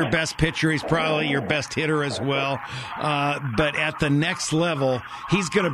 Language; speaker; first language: English; native; English